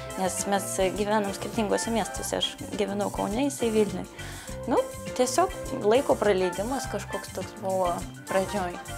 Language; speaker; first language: Lithuanian; non-native, fluent; Russian